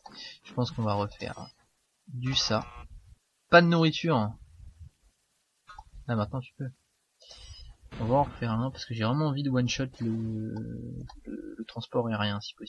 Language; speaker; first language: French; native; French